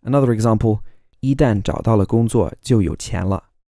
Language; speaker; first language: Chinese; non-native, fluent; English